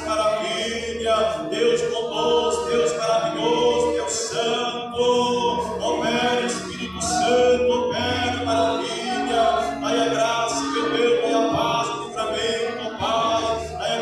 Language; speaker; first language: Portuguese; native; Portuguese